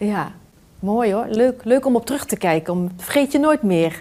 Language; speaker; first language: Dutch; native; Dutch